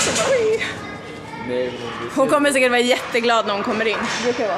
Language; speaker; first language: Swedish; native; Swedish